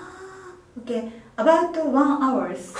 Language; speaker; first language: English; non-native, learner; Japanese